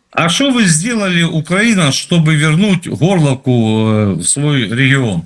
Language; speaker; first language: Russian; native; Russian